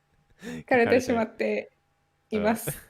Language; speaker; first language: Japanese; native; Japanese